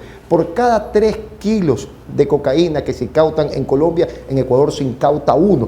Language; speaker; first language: Spanish; native; Spanish